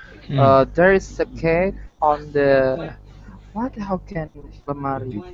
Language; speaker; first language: English; non-native, learner; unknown